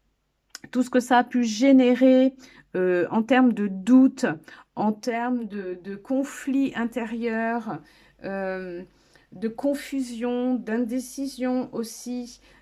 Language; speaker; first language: French; native; French